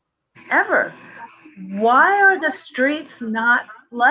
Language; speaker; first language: English; native; English